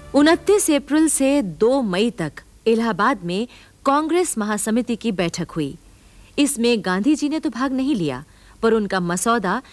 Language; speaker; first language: Hindi; native; Hindi